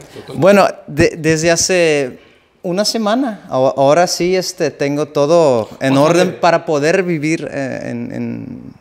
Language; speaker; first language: Spanish; non-native, fluent; Dutch